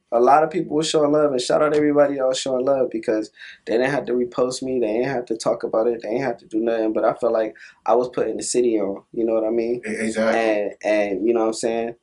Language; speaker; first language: English; native; English